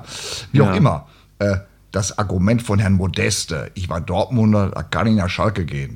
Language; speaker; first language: German; native; German